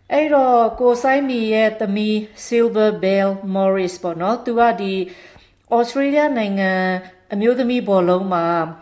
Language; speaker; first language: Burmese; native; Burmese